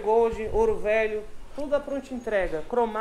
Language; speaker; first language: Portuguese; native; Portuguese